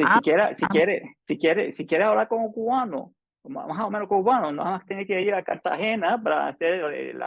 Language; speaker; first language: Spanish; non-native, fluent; English